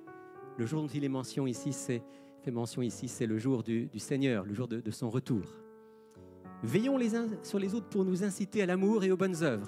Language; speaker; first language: French; native; French